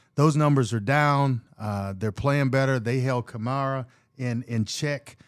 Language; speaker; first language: English; native; English